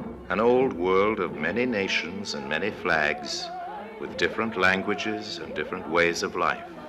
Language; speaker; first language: English; native; English